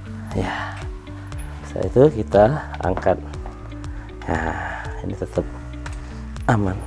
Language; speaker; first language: Indonesian; native; Indonesian